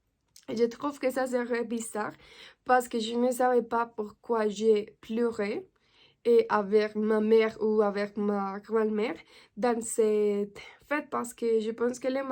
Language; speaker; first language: French; non-native, learner; Spanish